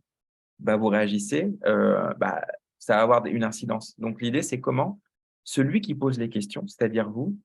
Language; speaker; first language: French; native; French